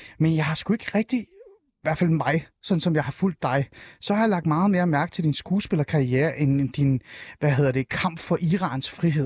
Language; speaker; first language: Danish; early bilingual, other home language; Persian